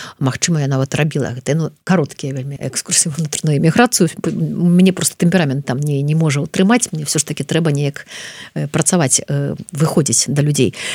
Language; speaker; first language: Belarusian; non-native, local second language; Russian